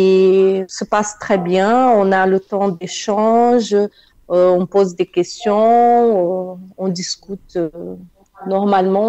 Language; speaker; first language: French; non-native, fluent; Portuguese